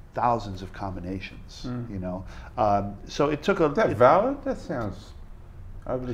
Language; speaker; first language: English; native; English